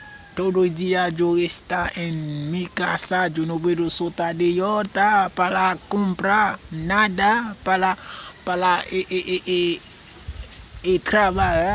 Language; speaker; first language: Spanish; non-native, learner; Haitian Creole